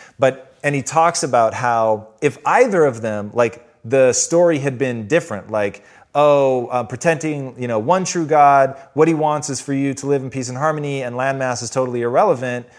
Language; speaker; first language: English; native; English